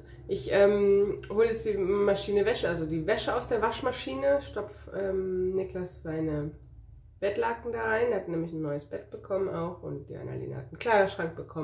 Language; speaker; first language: German; native; German